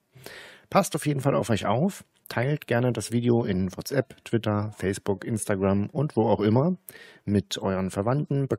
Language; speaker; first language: German; native; German